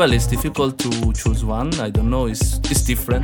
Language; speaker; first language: English; non-native, fluent; Persian